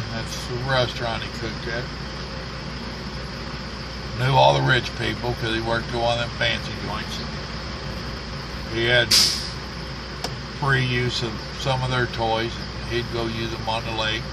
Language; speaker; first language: English; native; English